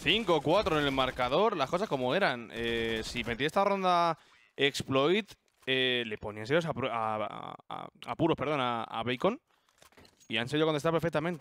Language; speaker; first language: Spanish; native; Spanish